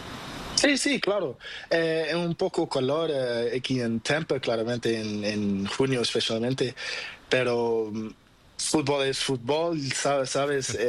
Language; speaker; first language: Spanish; non-native, learner; Portuguese